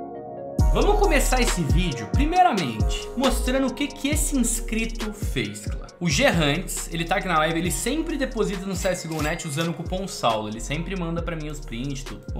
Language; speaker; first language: Portuguese; native; Portuguese